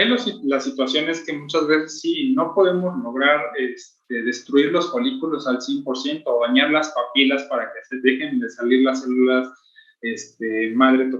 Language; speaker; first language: Spanish; native; Spanish